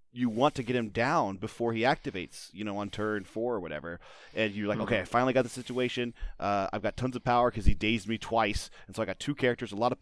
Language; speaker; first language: English; native; English